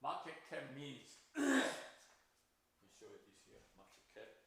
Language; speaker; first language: English; non-native, fluent; Korean